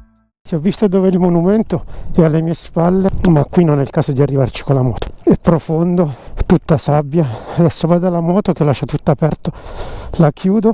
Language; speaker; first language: Italian; native; Italian